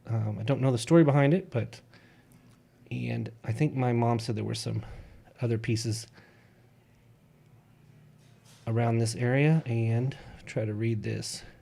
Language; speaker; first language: English; native; English